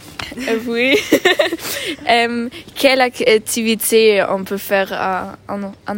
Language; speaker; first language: French; non-native, learner; German